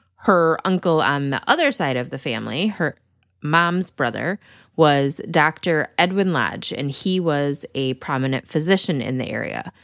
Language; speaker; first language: English; native; English